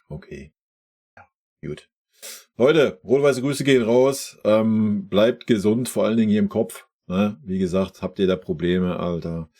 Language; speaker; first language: German; native; German